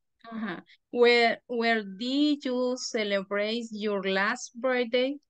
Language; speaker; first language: English; non-native, learner; Spanish